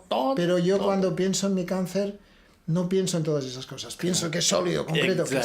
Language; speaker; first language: Spanish; native; Spanish